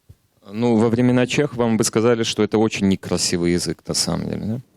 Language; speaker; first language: Russian; native; Russian